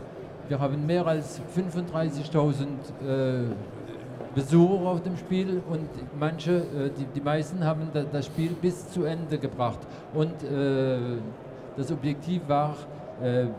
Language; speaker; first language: German; non-native, fluent; French